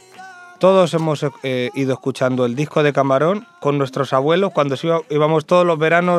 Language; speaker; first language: Spanish; native; Spanish